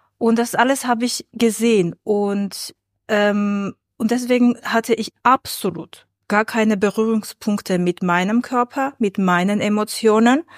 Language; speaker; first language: German; non-native, fluent; Armenian